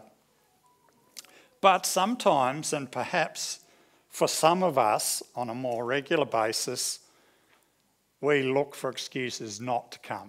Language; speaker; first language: English; native; English